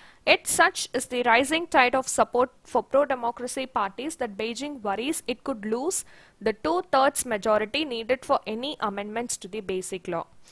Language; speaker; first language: English; non-native, local second language; Tamil